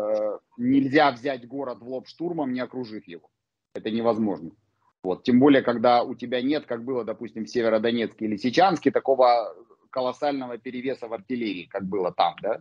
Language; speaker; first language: Russian; native; Russian